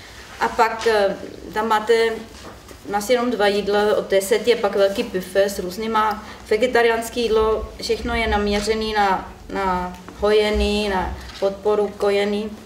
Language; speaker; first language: Czech; non-native, learner; German